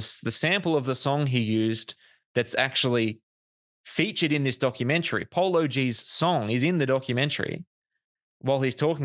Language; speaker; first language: English; native; English